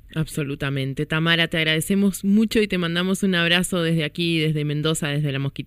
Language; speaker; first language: Spanish; native; Spanish